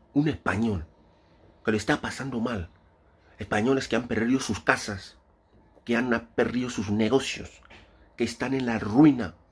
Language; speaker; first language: Spanish; non-native, fluent; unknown